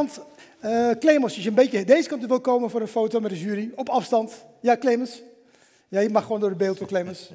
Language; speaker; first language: Dutch; native; Dutch